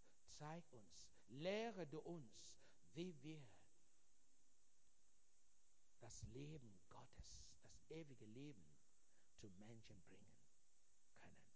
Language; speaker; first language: German; non-native, fluent; Igbo